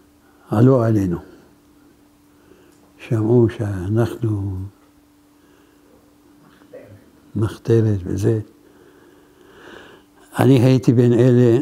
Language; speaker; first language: Hebrew; non-native, fluent; Arabic